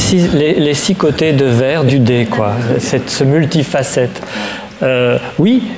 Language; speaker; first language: French; native; French